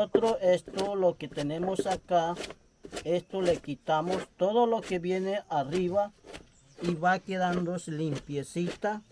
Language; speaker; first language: Spanish; non-native, local second language; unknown